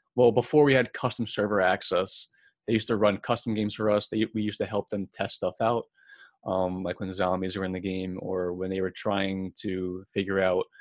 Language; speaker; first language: English; native; English